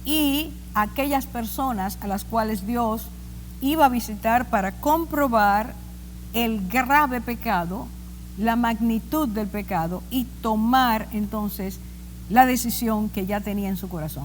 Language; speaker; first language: Spanish; native; Spanish